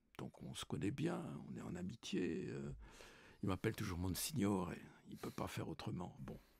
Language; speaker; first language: French; native; French